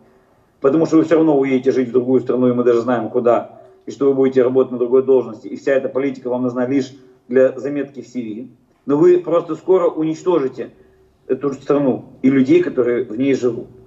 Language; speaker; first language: Russian; native; Russian